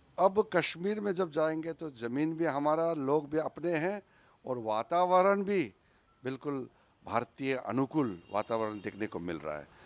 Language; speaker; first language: Hindi; non-native, local second language; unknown